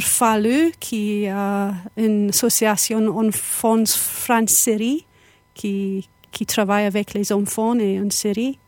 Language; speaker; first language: French; non-native, fluent; English